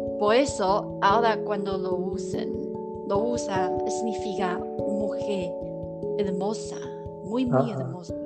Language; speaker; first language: Spanish; non-native, learner; Chinese